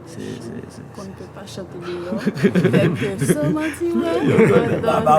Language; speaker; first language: French; non-native, local second language; Haitian Creole